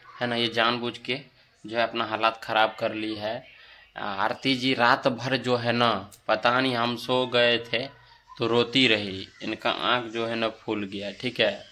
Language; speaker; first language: Hindi; native; Hindi